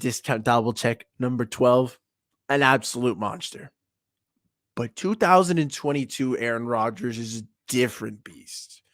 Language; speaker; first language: English; native; English